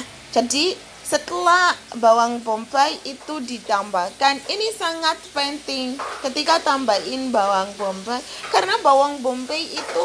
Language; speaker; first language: Indonesian; non-native, fluent; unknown